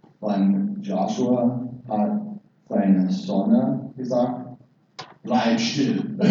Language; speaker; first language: German; non-native, learner; English